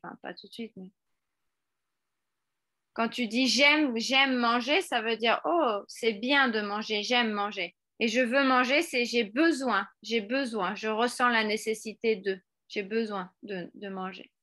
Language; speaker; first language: French; non-native, fluent; Spanish